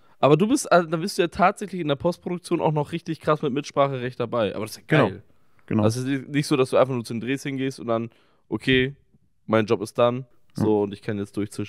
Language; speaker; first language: German; native; German